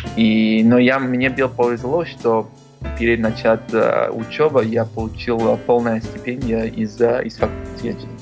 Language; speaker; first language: Russian; non-native, learner; Spanish